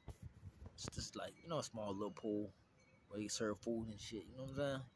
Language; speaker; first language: English; native; English